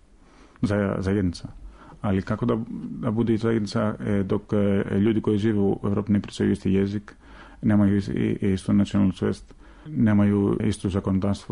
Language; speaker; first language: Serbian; non-native, fluent; Greek